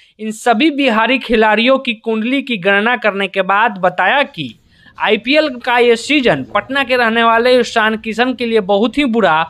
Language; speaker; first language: Hindi; native; Hindi